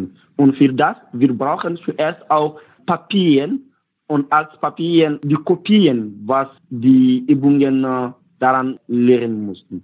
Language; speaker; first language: German; non-native, learner; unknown